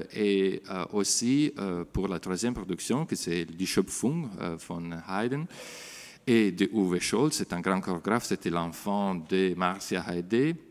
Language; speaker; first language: French; non-native, fluent; Italian